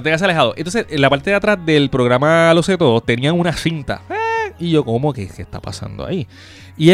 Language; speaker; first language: Spanish; native; Spanish